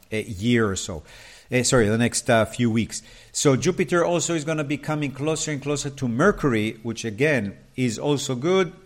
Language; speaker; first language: English; non-native, fluent; Hebrew